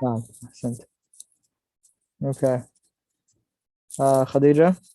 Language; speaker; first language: Arabic; non-native, fluent; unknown